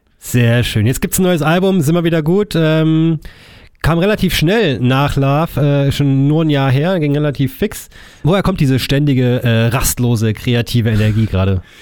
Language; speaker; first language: German; native; German